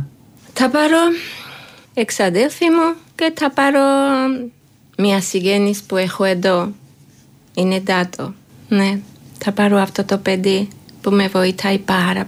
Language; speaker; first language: Greek; non-native, learner; Georgian